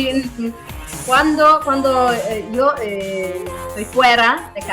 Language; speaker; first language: Spanish; non-native, learner; English